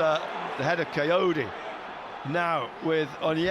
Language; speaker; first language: English; native; English